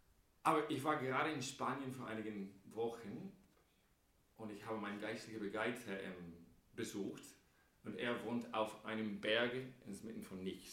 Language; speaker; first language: German; non-native, fluent; English